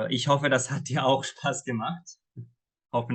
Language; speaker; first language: German; non-native, fluent; Arabic